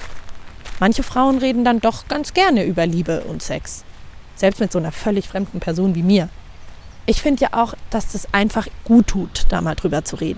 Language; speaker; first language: German; native; German